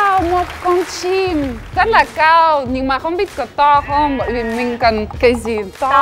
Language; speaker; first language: Vietnamese; non-native, fluent; French